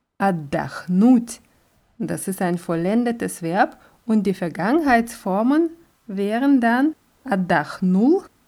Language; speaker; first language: German; non-native, fluent; Russian